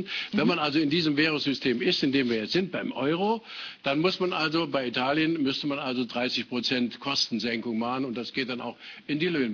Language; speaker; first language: German; native; German